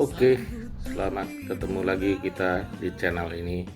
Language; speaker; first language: Indonesian; non-native, local second language; Minangkabau